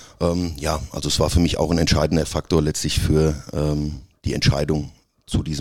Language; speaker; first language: German; native; German